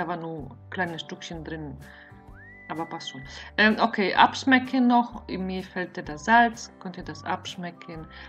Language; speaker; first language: German; non-native, fluent; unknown